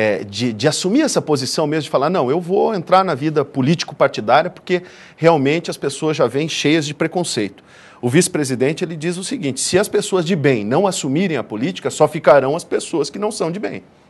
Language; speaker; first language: Portuguese; native; Portuguese